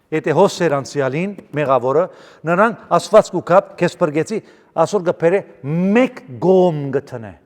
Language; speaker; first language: Armenian; early bilingual, heritage; Armenian